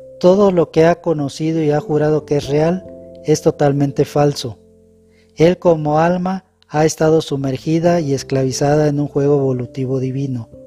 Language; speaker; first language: Spanish; native; Spanish